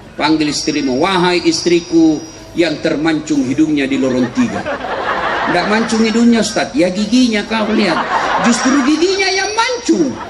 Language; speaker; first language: Indonesian; non-native, local second language; Buginese